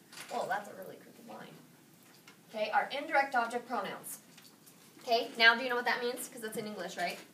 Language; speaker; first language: English; native; English